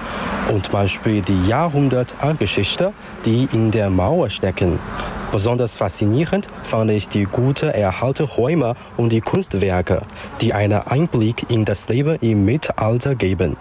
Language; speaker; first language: German; non-native, learner; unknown